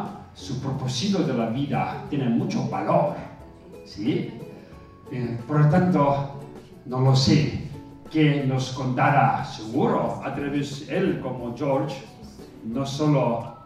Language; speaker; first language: Spanish; non-native, fluent; Tibetan